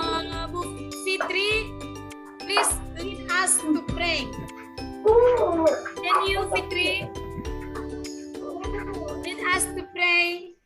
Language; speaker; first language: English; non-native, learner; Indonesian